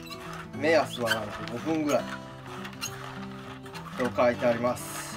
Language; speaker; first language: Japanese; native; Japanese